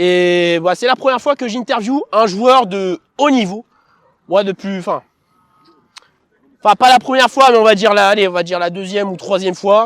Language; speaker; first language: French; native; French